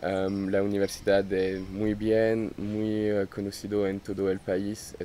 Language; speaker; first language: Spanish; non-native, learner; French